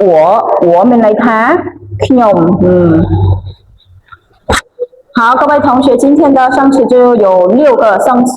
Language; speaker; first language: Chinese; non-native, fluent; Khmer